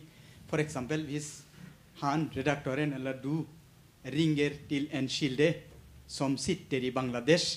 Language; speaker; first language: Norwegian; non-native, learner; Bangla